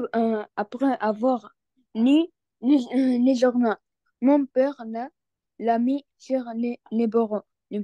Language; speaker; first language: French; non-native, learner; Arabic